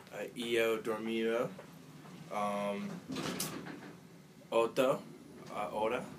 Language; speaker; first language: Italian; non-native, learner; English